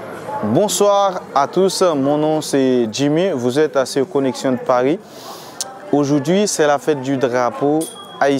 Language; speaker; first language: French; non-native, local second language; Haitian Creole